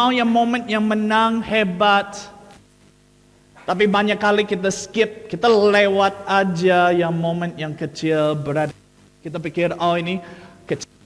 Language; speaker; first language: Indonesian; non-native, fluent; English